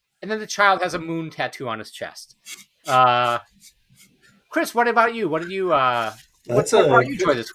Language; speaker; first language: English; native; English